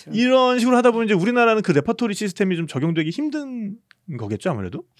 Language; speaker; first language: Korean; native; Korean